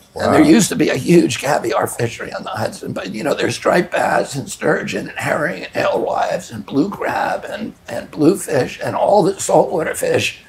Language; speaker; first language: English; native; English